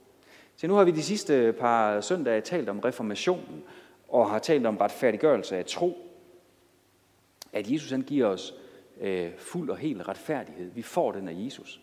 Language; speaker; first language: Danish; native; Danish